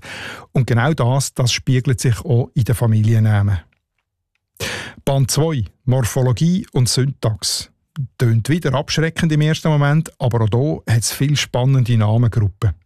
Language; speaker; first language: German; native; German